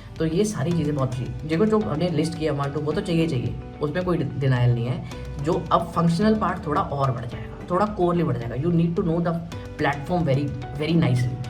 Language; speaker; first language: Hindi; native; Hindi